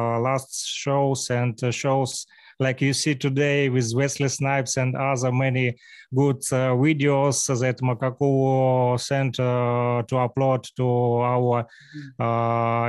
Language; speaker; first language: English; non-native, learner; Russian